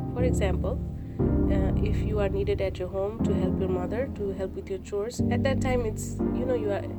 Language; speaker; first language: English; non-native, local second language; Nepali